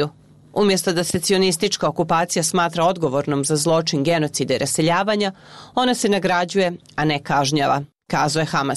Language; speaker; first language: Serbian; native; Serbian